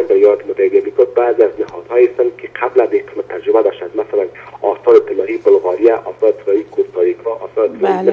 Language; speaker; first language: Persian; native; Persian